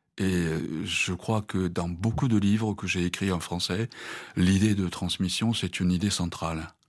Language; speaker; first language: French; non-native, fluent; Japanese